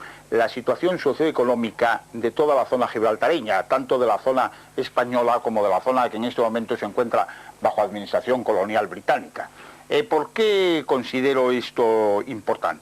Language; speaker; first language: Spanish; native; Spanish